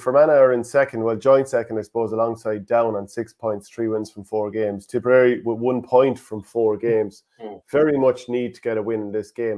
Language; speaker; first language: English; native; English